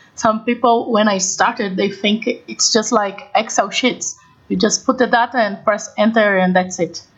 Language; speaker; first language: English; non-native, fluent; Portuguese